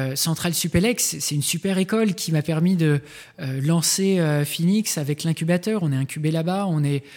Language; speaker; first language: French; native; French